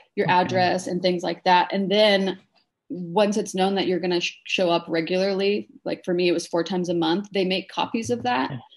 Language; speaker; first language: English; native; English